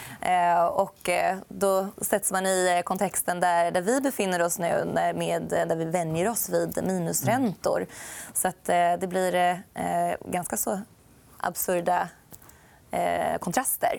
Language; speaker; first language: Swedish; native; Swedish